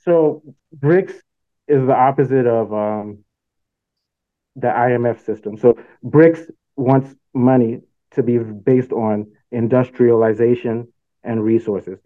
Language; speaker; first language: English; non-native, local second language; Yoruba